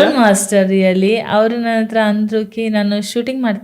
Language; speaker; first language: Kannada; non-native, local second language; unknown